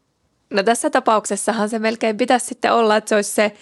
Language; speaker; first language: Finnish; native; Finnish